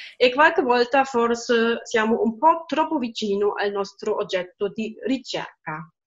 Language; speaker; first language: Italian; non-native, fluent; German